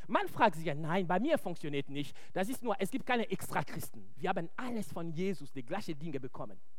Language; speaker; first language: German; non-native, fluent; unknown